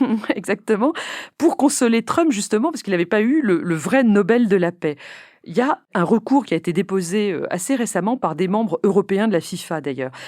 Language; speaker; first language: French; native; French